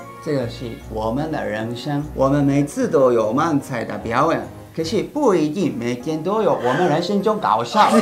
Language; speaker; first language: Chinese; non-native, fluent; Japanese